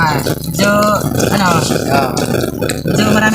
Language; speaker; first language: Filipino; non-native, local second language; Cebuano